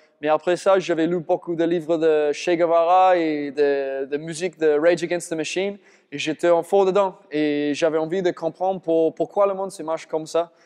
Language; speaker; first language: French; non-native, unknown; English